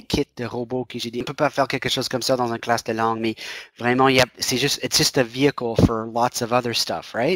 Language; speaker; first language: French; non-native, fluent; English